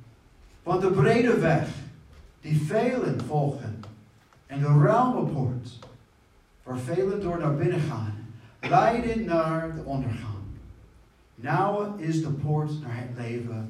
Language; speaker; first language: Dutch; non-native, fluent; English